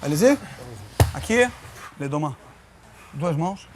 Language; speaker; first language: French; non-native, learner; Portuguese